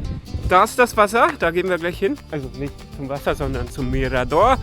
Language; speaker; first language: German; native; German